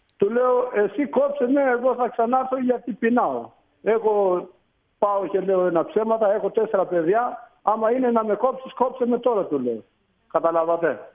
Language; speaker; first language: Greek; non-native, fluent; Albanian